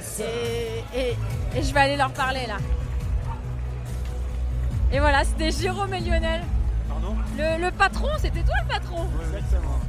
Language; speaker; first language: French; native; French